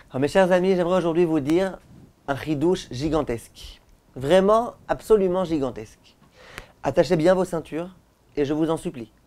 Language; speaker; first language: French; native; French